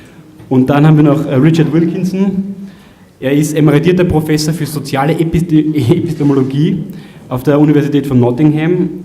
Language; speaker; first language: German; native; German